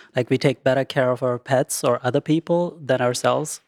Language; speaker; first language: English; non-native, local second language; Urdu